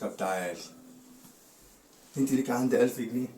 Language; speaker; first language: Arabic; native; Arabic